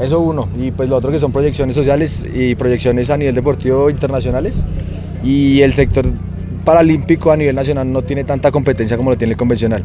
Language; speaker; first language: Spanish; native; Spanish